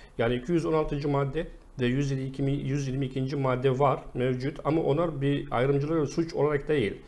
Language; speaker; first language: Turkish; non-native, fluent; Arabic